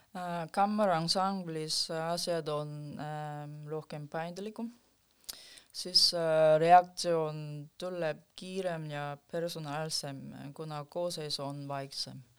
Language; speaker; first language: Estonian; non-native, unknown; Korean